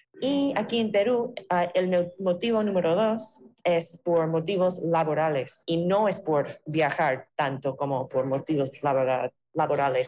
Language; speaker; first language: Spanish; non-native, fluent; English